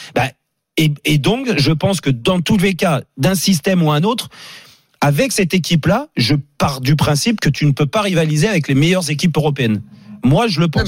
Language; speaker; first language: French; native; French